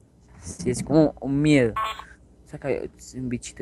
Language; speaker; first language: Spanish; native; Spanish